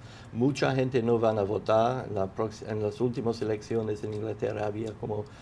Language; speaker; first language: Spanish; non-native, fluent; English